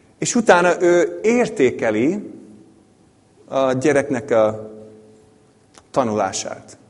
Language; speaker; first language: Hungarian; non-native, fluent; English